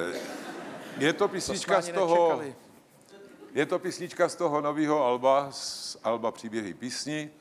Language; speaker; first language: Czech; native; Czech